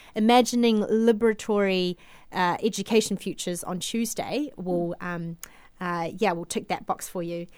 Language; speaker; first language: English; native; English